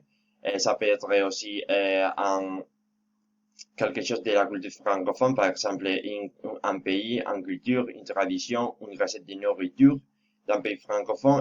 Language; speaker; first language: French; non-native, fluent; Spanish